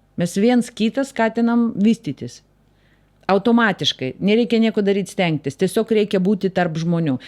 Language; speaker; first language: Lithuanian; non-native, local second language; Russian